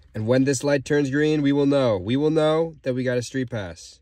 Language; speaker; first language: English; native; English